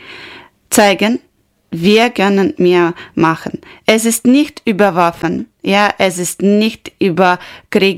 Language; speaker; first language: German; non-native, learner; Ukrainian